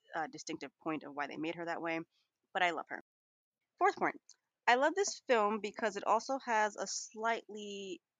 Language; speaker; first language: English; native; English